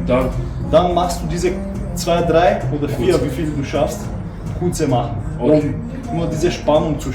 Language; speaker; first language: German; non-native, fluent; Bulgarian